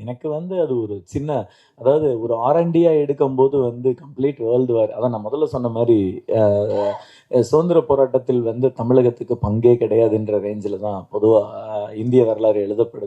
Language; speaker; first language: Tamil; native; Tamil